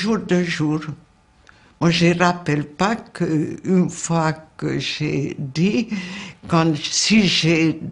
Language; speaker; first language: French; non-native, fluent; Hungarian